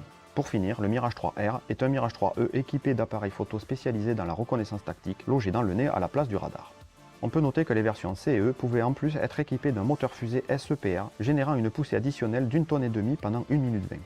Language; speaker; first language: French; native; French